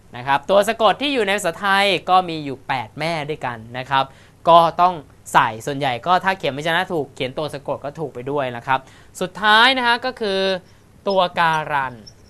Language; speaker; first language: Thai; native; Thai